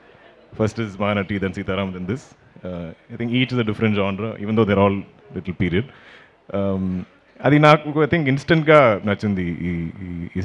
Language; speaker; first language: Telugu; non-native, learner; Malayalam